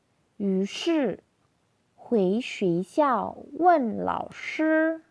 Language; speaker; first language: Chinese; non-native, fluent; Indonesian